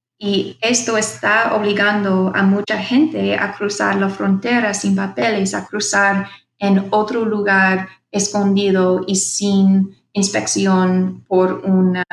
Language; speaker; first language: Spanish; non-native, fluent; English